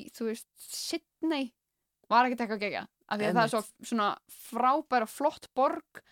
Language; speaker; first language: Icelandic; native; Icelandic